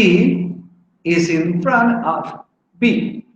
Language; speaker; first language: English; non-native, fluent; Spanish